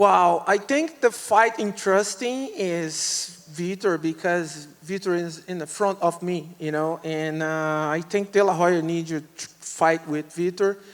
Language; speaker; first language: English; non-native, learner; Portuguese